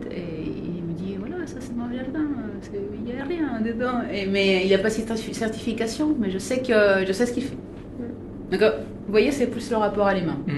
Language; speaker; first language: French; non-native, fluent; Spanish